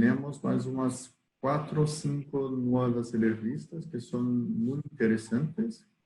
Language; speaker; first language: Spanish; non-native, learner; Portuguese